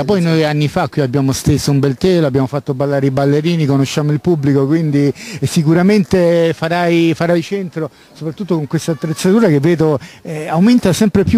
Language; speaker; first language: Italian; native; Italian